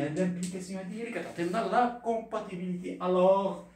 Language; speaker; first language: French; non-native, local second language; Arabic